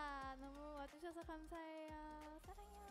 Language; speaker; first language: Korean; non-native, learner; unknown